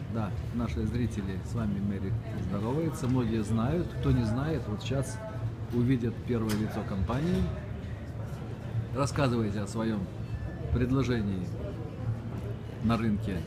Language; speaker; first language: Russian; native; Russian